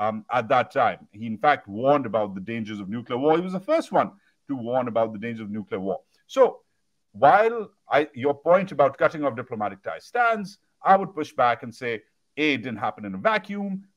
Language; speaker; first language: English; non-native, local second language; Urdu